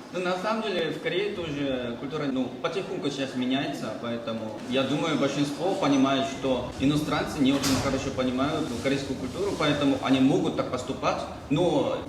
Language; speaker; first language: Russian; non-native, fluent; Korean